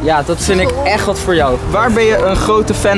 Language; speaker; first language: Dutch; native; Dutch